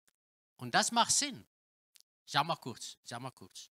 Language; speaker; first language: German; non-native, learner; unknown